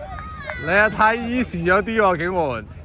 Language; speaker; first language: Chinese; native; Chinese